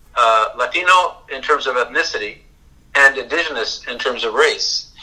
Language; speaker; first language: English; native; English